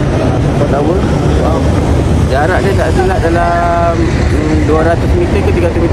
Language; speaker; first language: Malay; native; Malay